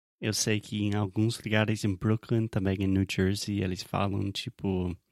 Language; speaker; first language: Portuguese; non-native, fluent; English